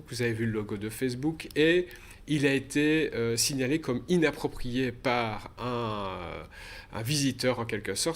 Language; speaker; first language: French; native; French